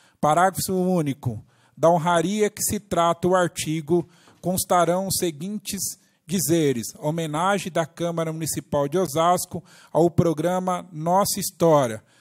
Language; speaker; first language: Portuguese; native; Portuguese